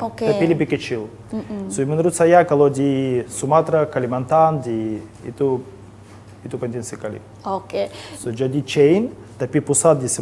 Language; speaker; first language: Indonesian; non-native, learner; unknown